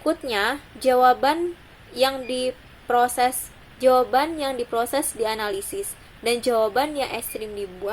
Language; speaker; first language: Indonesian; native; Indonesian